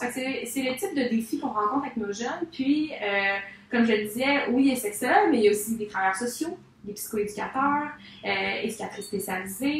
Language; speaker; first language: French; native; French